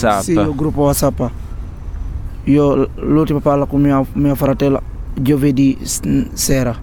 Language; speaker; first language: Italian; non-native, learner; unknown